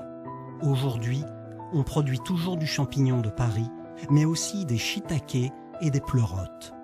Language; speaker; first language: French; native; French